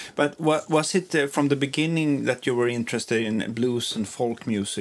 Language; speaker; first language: English; non-native, fluent; Swedish